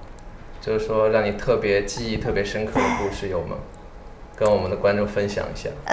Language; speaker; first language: Chinese; native; Chinese